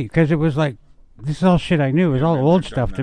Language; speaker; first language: English; native; English